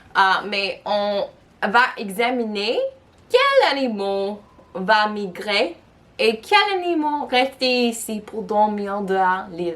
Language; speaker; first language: French; non-native, local second language; English